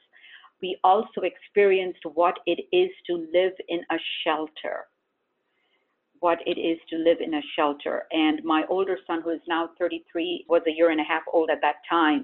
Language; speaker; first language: English; non-native, local second language; Gujarati